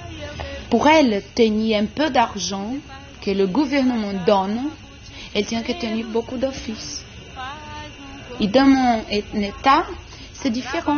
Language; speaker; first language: French; non-native, learner; Portuguese